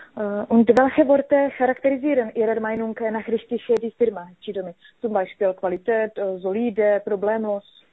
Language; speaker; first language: German; non-native, learner; Czech